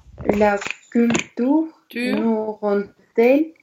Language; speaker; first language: French; non-native, learner; Russian